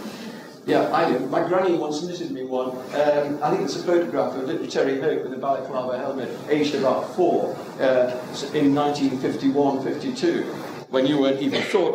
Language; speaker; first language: English; native; English